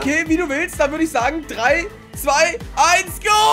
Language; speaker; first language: German; native; German